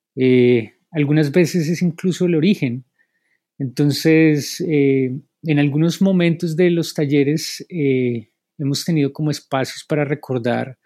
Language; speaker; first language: Spanish; native; Spanish